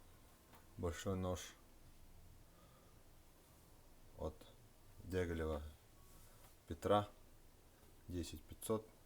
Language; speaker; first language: Russian; native; Russian